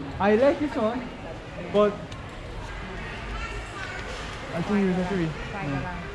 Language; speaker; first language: English; non-native, learner; Korean